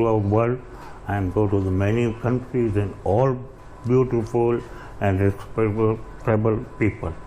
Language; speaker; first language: English; non-native, learner; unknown